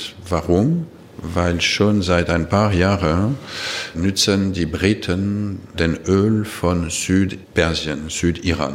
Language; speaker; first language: German; non-native, fluent; French